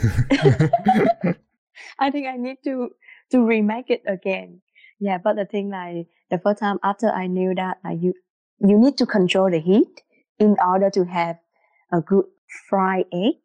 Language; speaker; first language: English; non-native, learner; Vietnamese